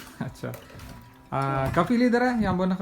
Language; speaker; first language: Hindi; non-native, local second language; Malayalam